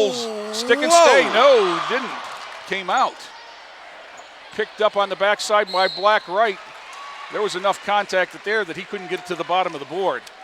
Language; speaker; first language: English; native; English